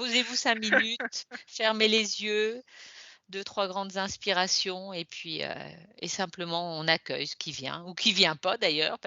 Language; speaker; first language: French; native; French